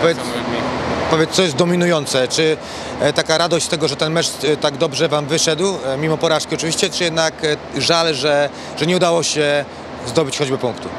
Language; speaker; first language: Polish; native; Polish